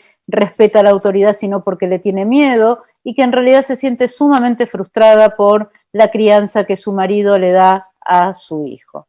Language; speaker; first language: Spanish; native; Spanish